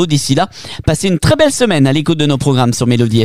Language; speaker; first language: French; native; French